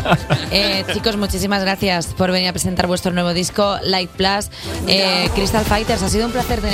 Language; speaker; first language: Spanish; native; Spanish